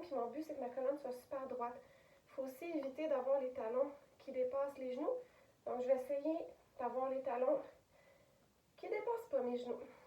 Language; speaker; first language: French; native; French